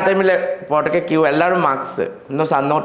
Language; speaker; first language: Malayalam; non-native, local second language; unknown